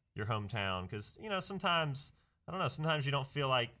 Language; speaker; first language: English; native; English